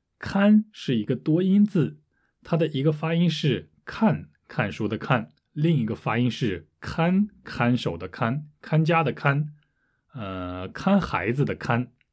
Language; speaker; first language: Chinese; native; Chinese